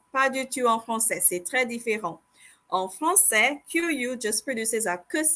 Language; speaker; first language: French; non-native, fluent; English